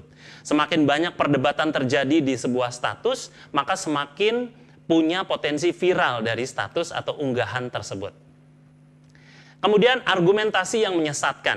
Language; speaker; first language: Indonesian; native; Indonesian